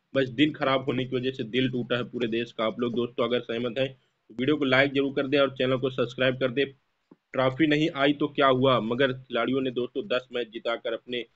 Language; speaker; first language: Hindi; native; Hindi